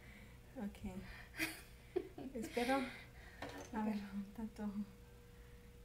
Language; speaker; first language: Spanish; early bilingual, heritage; Spanish